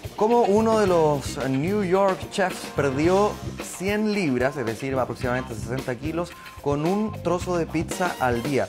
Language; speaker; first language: Spanish; native; Spanish